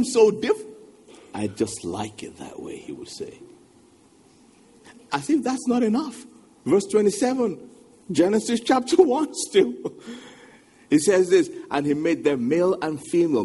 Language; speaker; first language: English; non-native, local second language; Yoruba